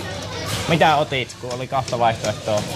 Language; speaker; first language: Finnish; native; Finnish